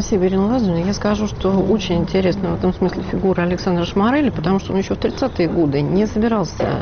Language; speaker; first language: Russian; native; Russian